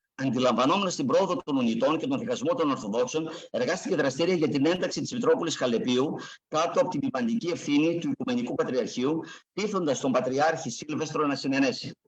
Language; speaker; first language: Greek; native; Greek